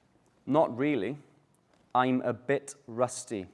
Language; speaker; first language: English; native; English